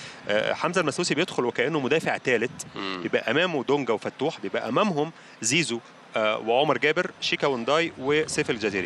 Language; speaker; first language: Arabic; native; Arabic